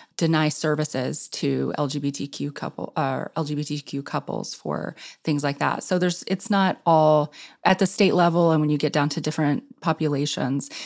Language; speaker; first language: English; native; English